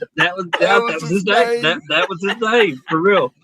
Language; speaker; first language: English; native; English